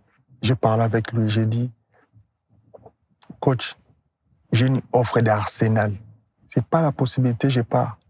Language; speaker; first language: French; non-native, local second language; Lingala